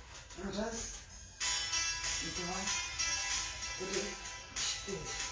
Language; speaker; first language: Russian; native; Russian